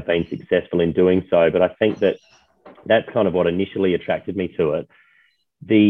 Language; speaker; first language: English; native; English